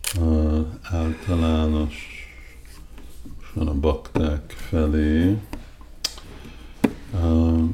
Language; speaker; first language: Hungarian; early bilingual, heritage; Hungarian